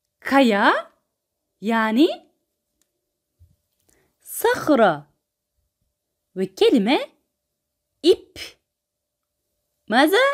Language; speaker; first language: Arabic; non-native, fluent; Turkish